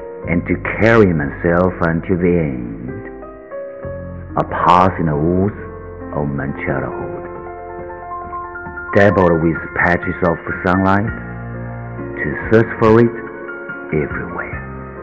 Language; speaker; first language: English; non-native, fluent; Chinese